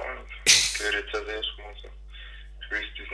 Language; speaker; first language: German; native; German